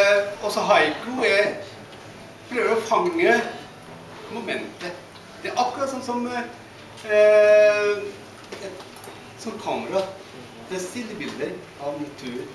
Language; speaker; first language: Norwegian; non-native, fluent; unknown